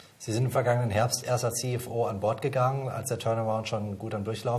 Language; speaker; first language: German; native; German